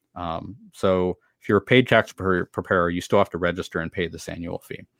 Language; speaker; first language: English; native; English